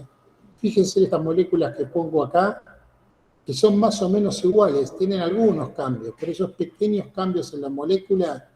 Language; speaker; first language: Spanish; native; Spanish